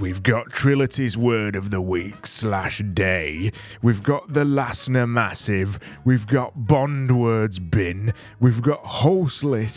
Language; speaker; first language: English; native; English